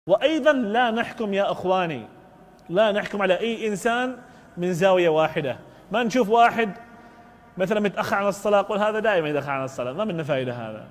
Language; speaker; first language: Arabic; native; Arabic